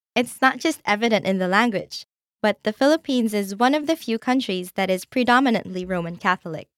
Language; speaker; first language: English; non-native, local second language; Filipino